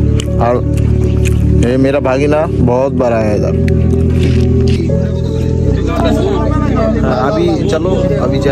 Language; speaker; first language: Hindi; non-native, learner; Bangla